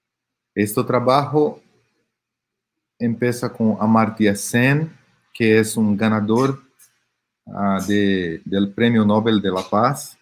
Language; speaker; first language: Spanish; non-native, fluent; Portuguese